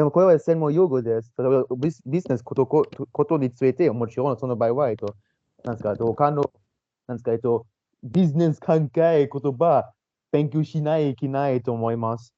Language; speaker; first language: Japanese; non-native, learner; Luxembourgish